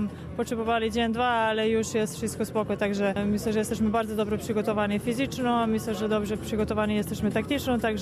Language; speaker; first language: Polish; non-native, fluent; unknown